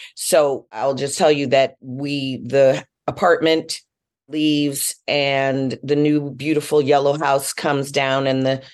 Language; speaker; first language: English; native; English